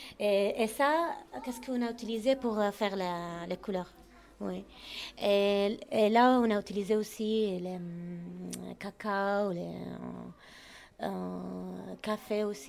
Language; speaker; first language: French; non-native, learner; Arabic